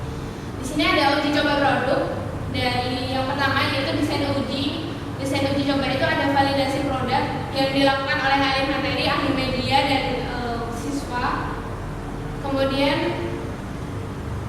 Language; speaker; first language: Indonesian; native; Indonesian